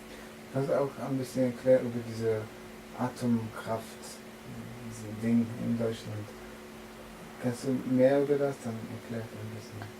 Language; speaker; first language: German; non-native, learner; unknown